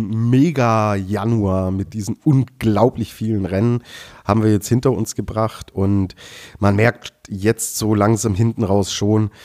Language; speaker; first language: German; native; German